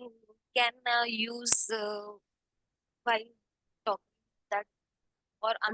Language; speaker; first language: English; non-native, learner; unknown